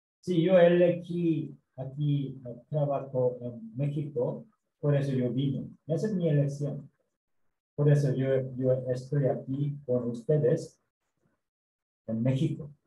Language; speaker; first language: Spanish; non-native, learner; Korean